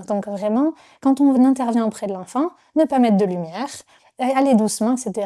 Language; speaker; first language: French; native; French